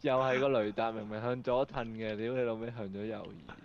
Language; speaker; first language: Cantonese; native; Cantonese